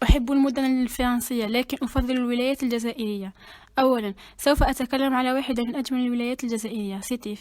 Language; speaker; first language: Arabic; native; Arabic